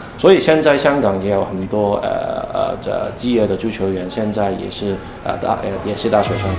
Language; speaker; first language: Chinese; non-native, fluent; Cantonese